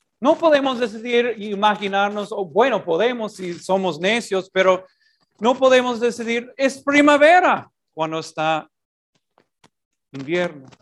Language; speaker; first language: Spanish; non-native, fluent; English